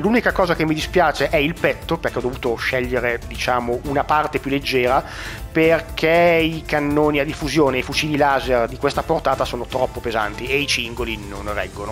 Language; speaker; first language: Italian; native; Italian